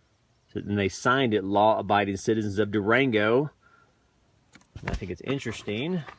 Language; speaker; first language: English; native; English